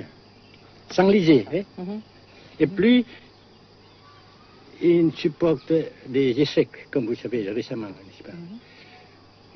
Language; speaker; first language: French; non-native, local second language; Vietnamese